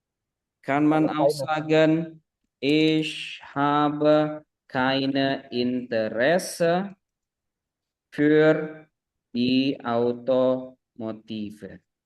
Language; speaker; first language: German; non-native, fluent; Indonesian